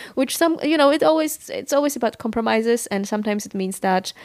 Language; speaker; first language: English; non-native, fluent; Polish